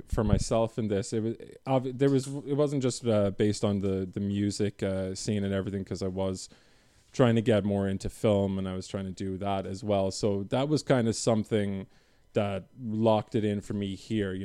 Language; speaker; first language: English; native; English